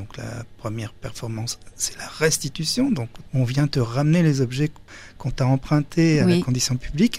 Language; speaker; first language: French; native; French